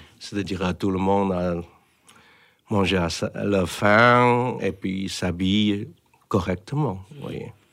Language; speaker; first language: French; non-native, fluent; Chinese